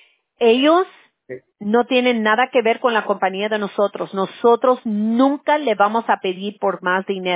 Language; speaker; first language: Spanish; early bilingual, heritage; English